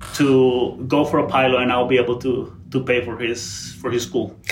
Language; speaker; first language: English; non-native, fluent; Spanish